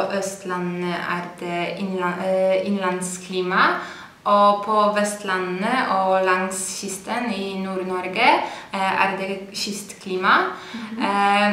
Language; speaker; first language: Norwegian; non-native, fluent; Polish